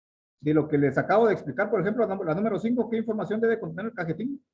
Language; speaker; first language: Spanish; native; Spanish